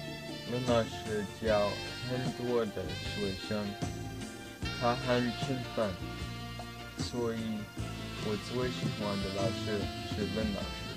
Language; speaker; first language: Chinese; non-native, learner; English